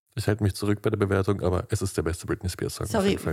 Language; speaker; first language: German; native; German